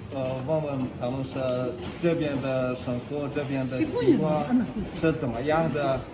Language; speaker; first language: Chinese; non-native, learner; Tajik